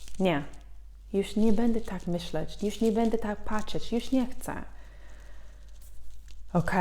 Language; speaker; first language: Polish; non-native, fluent; English